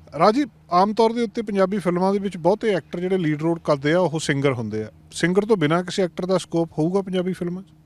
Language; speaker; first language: Punjabi; native; Punjabi